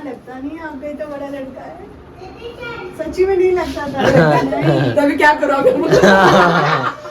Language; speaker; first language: Hindi; non-native, local second language; Marathi